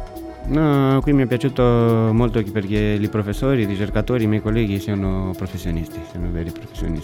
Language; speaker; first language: Italian; non-native, fluent; Romanian